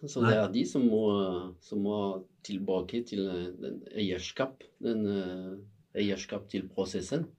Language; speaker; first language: Norwegian; non-native, fluent; French